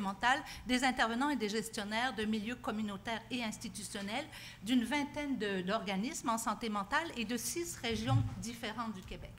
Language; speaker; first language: French; native; French